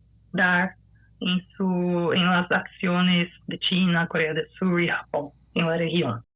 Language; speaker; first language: Spanish; non-native, fluent; Portuguese